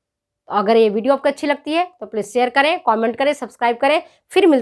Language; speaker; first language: Hindi; native; Hindi